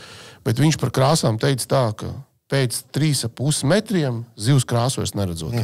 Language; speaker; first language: Latvian; native; Latvian